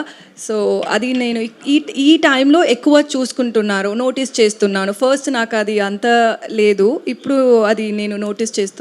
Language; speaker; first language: Telugu; non-native, learner; Tamil